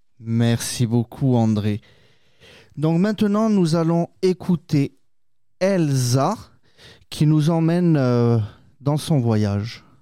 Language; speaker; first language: French; native; French